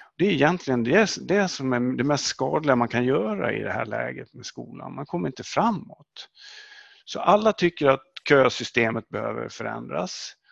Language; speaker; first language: Swedish; native; Swedish